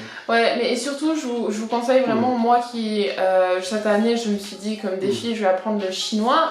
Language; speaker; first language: French; early bilingual, other home language; English